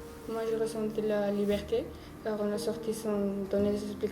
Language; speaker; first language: French; non-native, learner; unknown